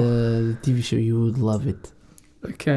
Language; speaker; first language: English; non-native, fluent; Portuguese